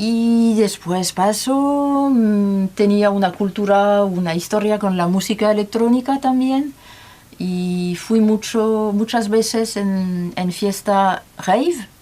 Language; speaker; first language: Spanish; non-native, learner; French